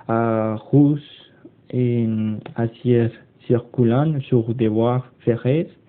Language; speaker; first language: French; non-native, learner; Spanish